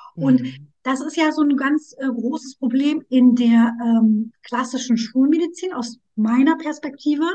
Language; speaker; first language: German; early bilingual, other home language; Turkish